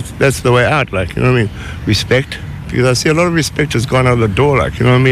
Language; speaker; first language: English; native; English